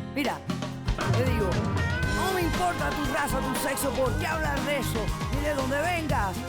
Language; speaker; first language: Spanish; native; Spanish